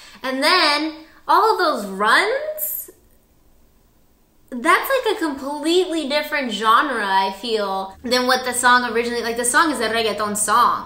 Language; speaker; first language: English; early bilingual, other home language; Spanish